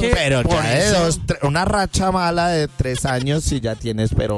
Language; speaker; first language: Spanish; native; Spanish